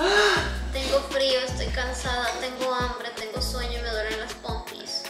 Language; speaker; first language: Spanish; native; Spanish